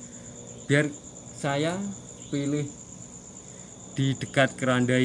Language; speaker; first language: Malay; non-native, local second language; Javanese